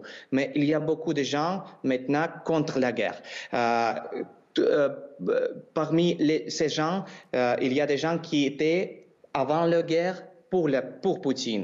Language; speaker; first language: French; non-native, learner; Russian